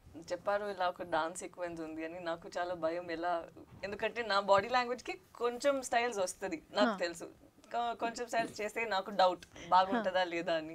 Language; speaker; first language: Telugu; non-native, learner; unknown